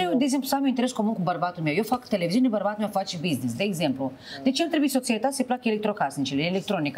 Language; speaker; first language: Romanian; native; Romanian